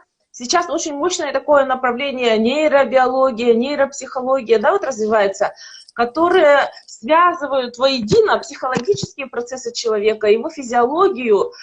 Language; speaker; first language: Russian; native; Russian